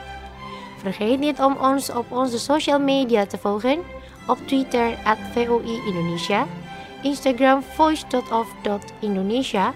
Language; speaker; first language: Dutch; non-native, fluent; Indonesian